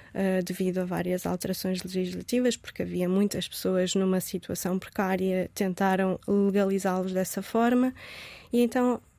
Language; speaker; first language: Portuguese; early bilingual, other home language; Romanian